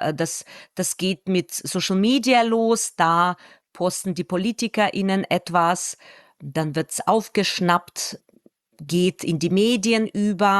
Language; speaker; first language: German; non-native, fluent; Russian